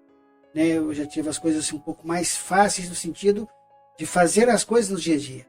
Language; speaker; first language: Portuguese; native; Portuguese